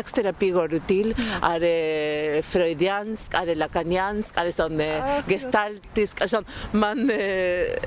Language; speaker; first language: Norwegian; non-native, fluent; Spanish